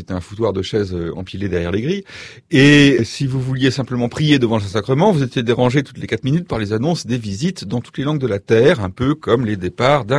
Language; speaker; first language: French; native; French